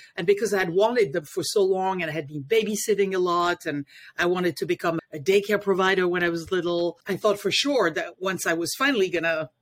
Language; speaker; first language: English; non-native, fluent; French